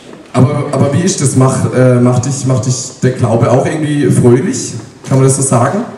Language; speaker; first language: German; native; German